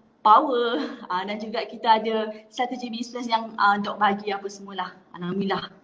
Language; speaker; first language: Malay; native; Malay